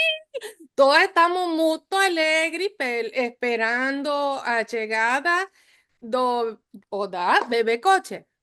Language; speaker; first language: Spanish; non-native, fluent; English